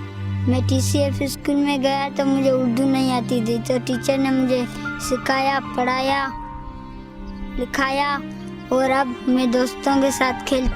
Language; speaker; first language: Hindi; non-native, local second language; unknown